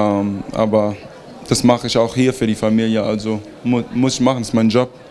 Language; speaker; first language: German; early bilingual, heritage; German